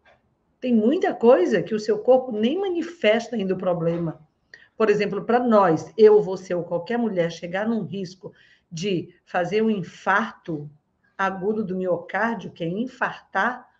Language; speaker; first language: Portuguese; native; Portuguese